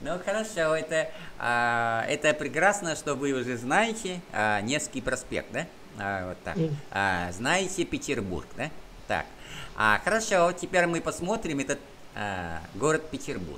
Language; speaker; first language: Russian; non-native, fluent; Vietnamese